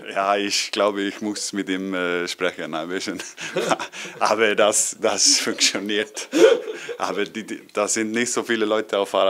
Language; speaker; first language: German; non-native, learner; Icelandic